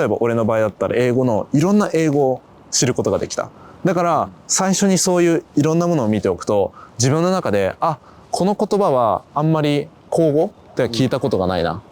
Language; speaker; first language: Japanese; native; Japanese